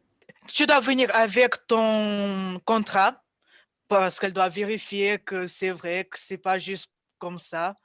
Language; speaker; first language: French; non-native, fluent; Russian